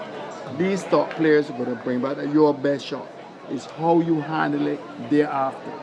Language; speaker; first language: English; native; English